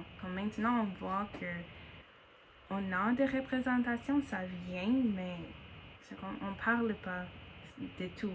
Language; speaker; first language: French; non-native, learner; English